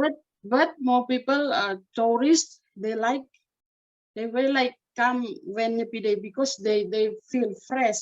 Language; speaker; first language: English; non-native, learner; Indonesian